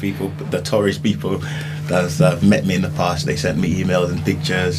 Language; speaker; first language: English; non-native, local second language; Yoruba